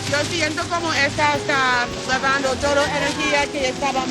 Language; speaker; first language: Spanish; non-native, learner; English